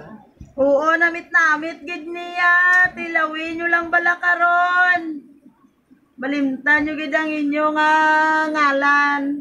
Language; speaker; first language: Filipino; non-native, local second language; Hiligaynon